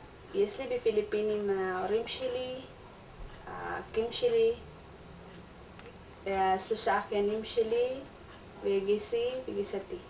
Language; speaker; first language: Hebrew; non-native, learner; Filipino